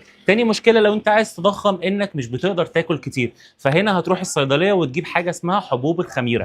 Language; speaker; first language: Arabic; native; Arabic